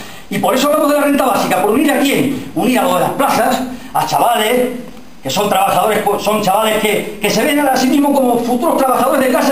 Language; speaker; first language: Spanish; native; Spanish